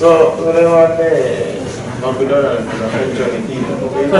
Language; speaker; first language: Japanese; non-native, fluent; Luyia